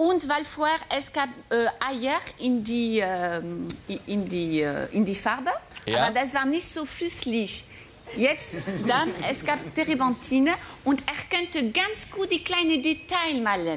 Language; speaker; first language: German; non-native, fluent; French